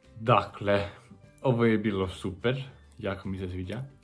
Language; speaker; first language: Serbian; non-native, learner; English